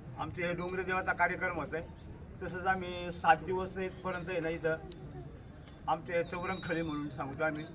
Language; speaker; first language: Marathi; non-native, local second language; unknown